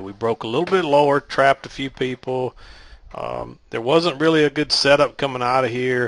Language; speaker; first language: English; native; English